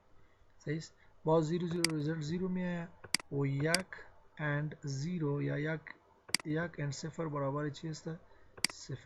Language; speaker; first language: Persian; non-native, local second language; Pashto